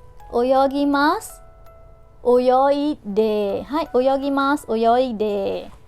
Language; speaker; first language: Japanese; non-native, fluent; Burmese